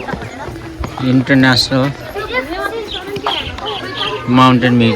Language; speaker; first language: English; non-native, local second language; Nepali